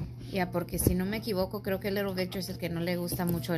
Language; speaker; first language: Spanish; early bilingual, heritage; Spanish